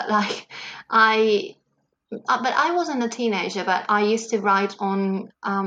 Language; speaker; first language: English; non-native, fluent; Catalan